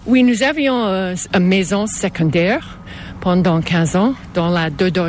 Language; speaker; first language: French; non-native, local second language; English